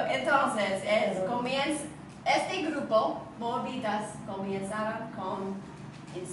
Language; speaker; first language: Spanish; non-native, learner; English